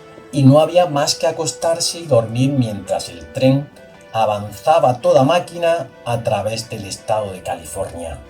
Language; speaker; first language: Spanish; native; Spanish